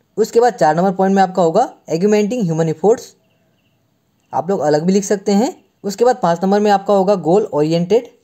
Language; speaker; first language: Hindi; non-native, local second language; Assamese